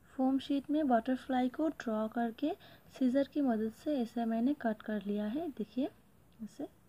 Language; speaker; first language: Hindi; non-native, local second language; Bangla